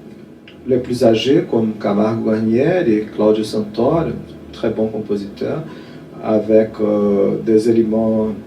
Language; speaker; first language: French; non-native, fluent; Portuguese